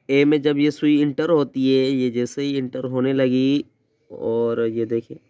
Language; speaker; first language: Urdu; non-native, local second language; Sindhi